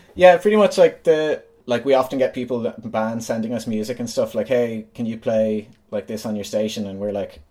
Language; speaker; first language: English; native; English